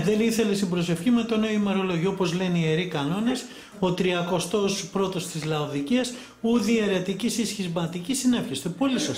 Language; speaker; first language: Greek; native; Greek